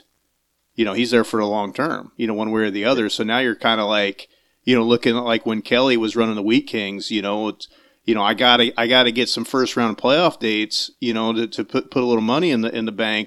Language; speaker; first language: English; native; English